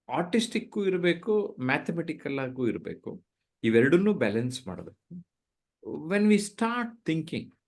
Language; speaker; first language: Kannada; native; Kannada